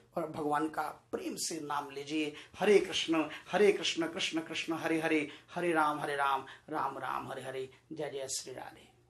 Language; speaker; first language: Hindi; native; Hindi